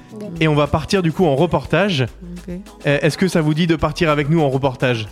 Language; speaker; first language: French; native; French